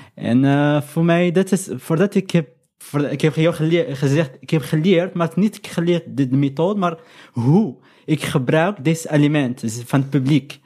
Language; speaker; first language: Dutch; non-native, learner; Arabic